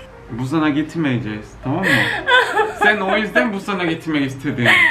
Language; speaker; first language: Turkish; non-native, learner; Korean